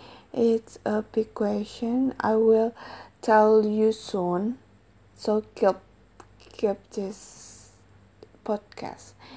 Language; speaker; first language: English; non-native, learner; Indonesian